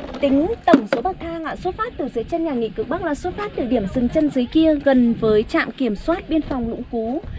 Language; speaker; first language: Vietnamese; non-native, local second language; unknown